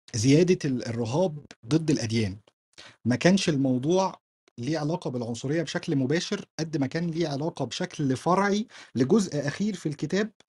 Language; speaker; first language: Arabic; native; Arabic